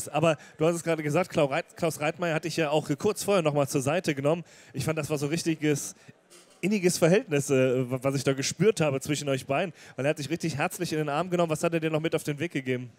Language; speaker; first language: German; native; German